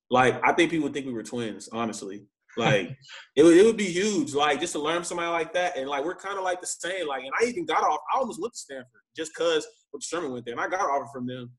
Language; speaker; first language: English; native; English